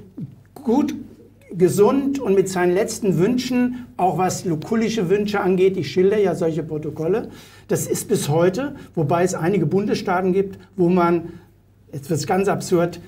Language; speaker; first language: German; native; German